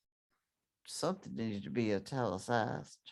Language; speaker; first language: English; native; English